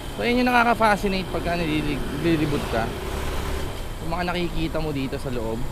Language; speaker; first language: Filipino; native; Filipino